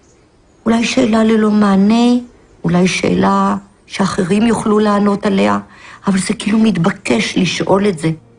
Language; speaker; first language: Hebrew; early bilingual, other home language; Polish